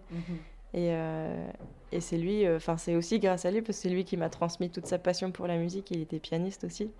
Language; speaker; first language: French; native; French